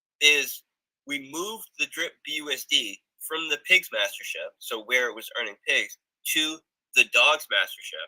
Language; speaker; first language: English; native; English